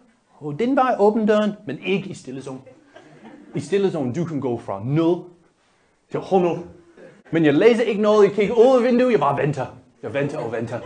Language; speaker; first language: Danish; non-native, learner; English